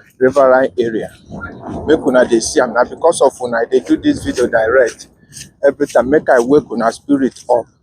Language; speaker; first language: Nigerian Pidgin; non-native, local second language; Igbo